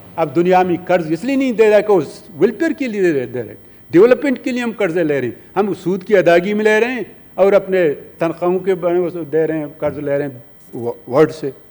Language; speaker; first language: Urdu; non-native, local second language; Baluchi